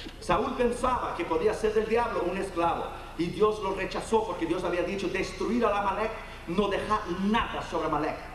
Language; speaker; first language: Spanish; non-native, fluent; Portuguese